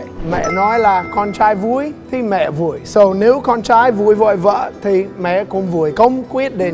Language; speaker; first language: Vietnamese; non-native, learner; English